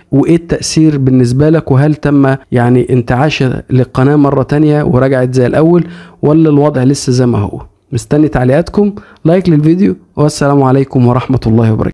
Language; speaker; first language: Arabic; native; Arabic